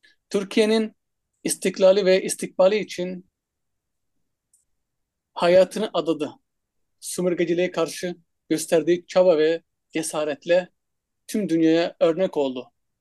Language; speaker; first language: Turkish; non-native, fluent; Arabic